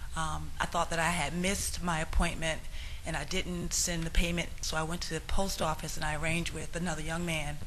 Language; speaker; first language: English; native; English